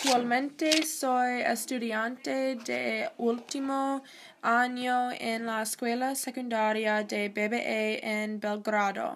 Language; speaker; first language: Spanish; non-native, learner; English